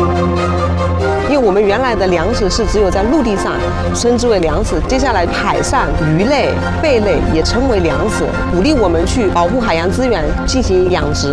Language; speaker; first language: Chinese; native; Chinese